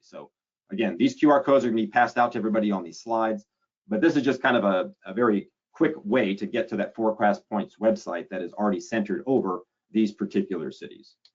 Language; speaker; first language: English; native; English